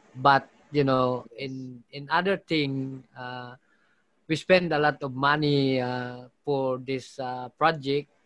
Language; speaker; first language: English; non-native, local second language; Filipino